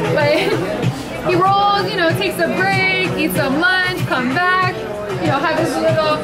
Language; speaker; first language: English; native; English